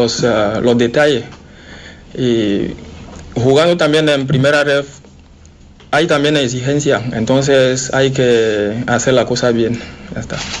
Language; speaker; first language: Spanish; non-native, fluent; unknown